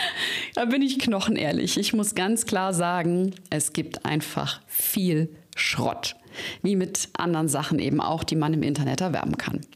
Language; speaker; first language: German; native; German